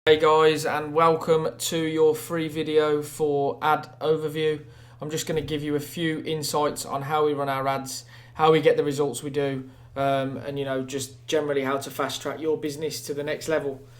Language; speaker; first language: English; native; English